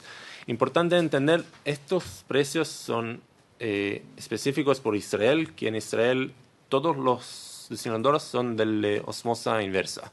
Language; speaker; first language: Spanish; non-native, learner; Hebrew